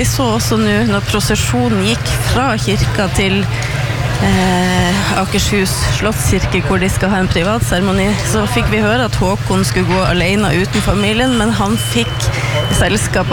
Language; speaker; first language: Norwegian; native; Norwegian